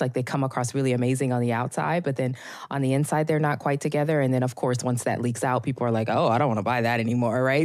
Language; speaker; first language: English; native; English